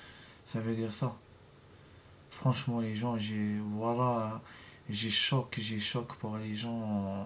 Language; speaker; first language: French; non-native, learner; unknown